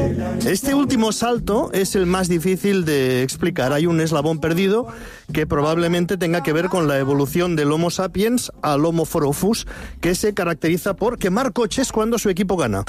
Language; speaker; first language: Spanish; native; Spanish